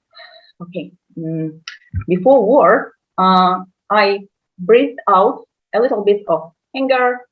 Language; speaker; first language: English; non-native, fluent; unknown